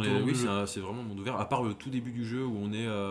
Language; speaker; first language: French; native; French